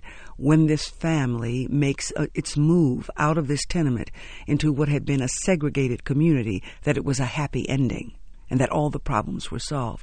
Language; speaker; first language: English; native; English